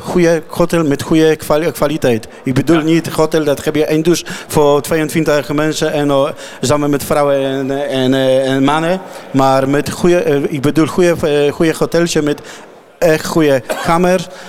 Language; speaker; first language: Dutch; non-native, learner; Polish